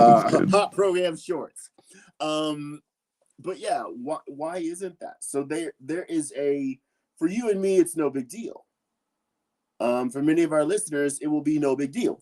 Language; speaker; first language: English; native; English